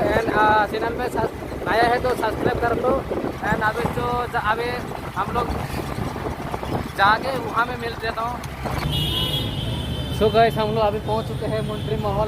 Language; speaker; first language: Hindi; non-native, local second language; Kok Borok